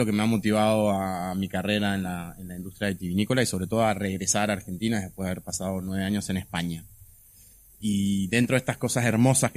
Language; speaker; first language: Spanish; native; Spanish